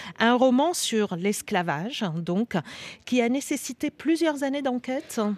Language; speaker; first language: French; native; French